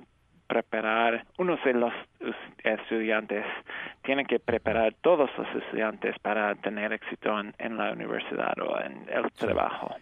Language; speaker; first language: Spanish; early bilingual, heritage; English